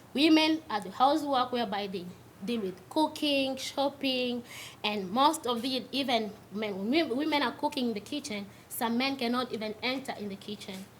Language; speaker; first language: English; non-native, local second language; Swahili